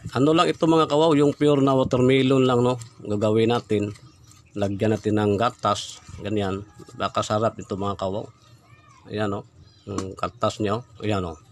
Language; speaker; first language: Filipino; non-native, local second language; Cebuano